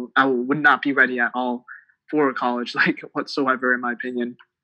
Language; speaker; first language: English; early bilingual, other home language; Tibetan